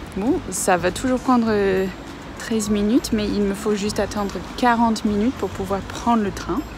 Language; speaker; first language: French; non-native, fluent; English